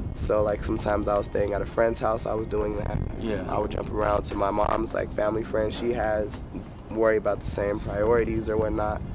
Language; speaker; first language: English; native; English